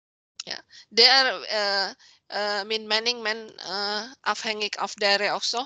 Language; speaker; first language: Norwegian; non-native, learner; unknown